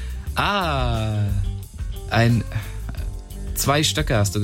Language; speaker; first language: German; native; German